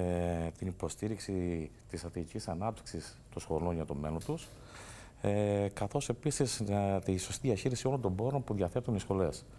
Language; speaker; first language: Greek; native; Greek